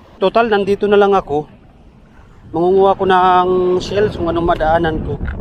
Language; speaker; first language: Filipino; non-native, local second language; Waray